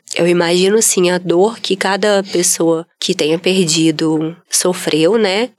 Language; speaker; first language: Portuguese; native; Portuguese